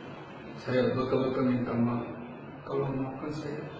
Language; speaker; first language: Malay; non-native, learner; Bangla